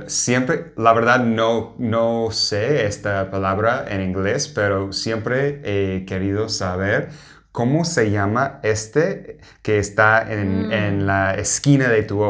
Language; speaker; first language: Spanish; non-native, fluent; English